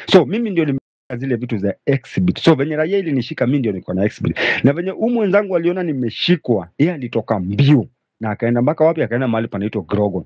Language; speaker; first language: Swahili; native; Swahili